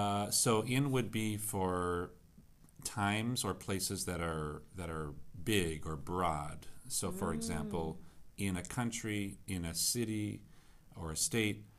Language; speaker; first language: English; native; English